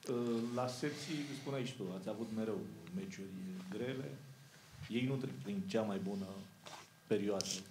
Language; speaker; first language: Romanian; native; Romanian